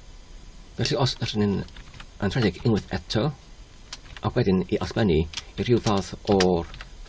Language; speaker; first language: Welsh; non-native, learner; English